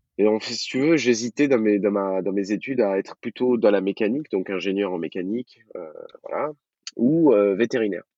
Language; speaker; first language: French; early bilingual, other home language; Arabic